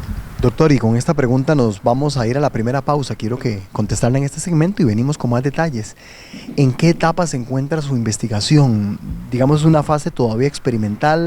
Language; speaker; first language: Spanish; native; Spanish